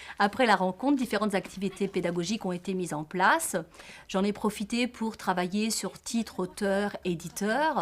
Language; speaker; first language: French; native; French